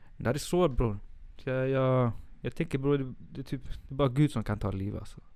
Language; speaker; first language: Swedish; early bilingual, other home language; Spanish